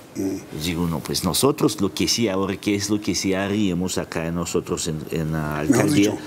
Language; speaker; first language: Spanish; non-native, fluent; Russian